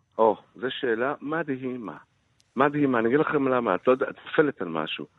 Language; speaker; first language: Hebrew; early bilingual, other home language; Arabic